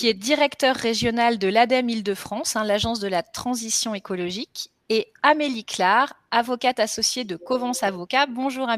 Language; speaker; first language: French; native; French